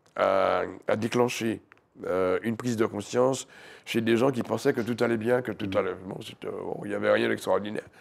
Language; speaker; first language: French; native; French